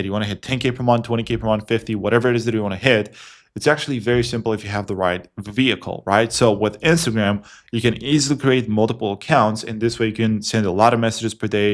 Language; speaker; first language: English; non-native, fluent; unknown